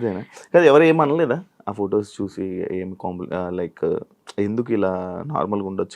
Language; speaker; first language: Telugu; native; Telugu